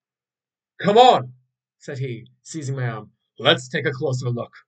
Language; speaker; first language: English; native; English